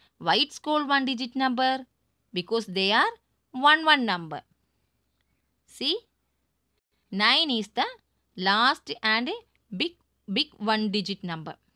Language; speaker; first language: English; non-native, local second language; Tamil